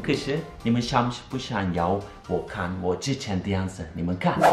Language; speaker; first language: Chinese; non-native, learner; Turkish